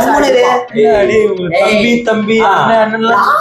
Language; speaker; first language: Tamil; native; Tamil